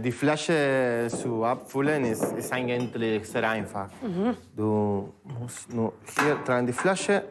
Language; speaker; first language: German; non-native, learner; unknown